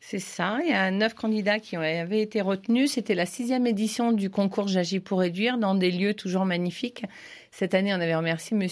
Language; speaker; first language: French; native; French